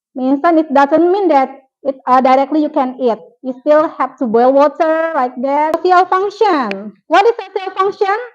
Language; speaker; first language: English; non-native, fluent; Indonesian